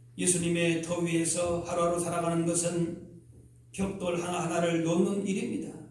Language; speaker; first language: Korean; native; Korean